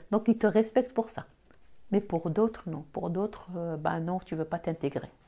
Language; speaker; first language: French; non-native, local second language; Arabic